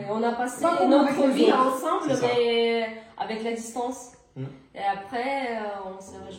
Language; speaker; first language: French; non-native, learner; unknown